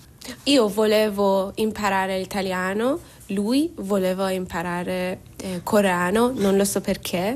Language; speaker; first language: Italian; non-native, learner; Persian